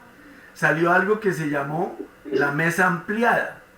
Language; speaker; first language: Spanish; native; Spanish